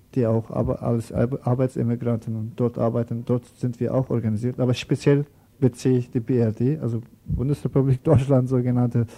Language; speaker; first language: German; non-native, learner; Turkish